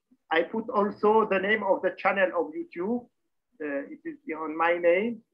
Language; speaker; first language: English; non-native, learner; Arabic